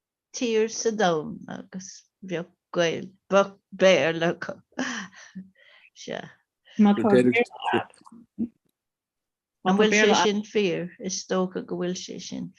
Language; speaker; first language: Irish; non-native, local second language; English